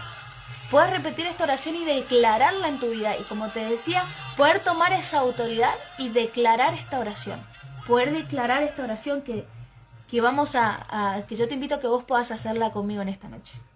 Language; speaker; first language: Spanish; native; Spanish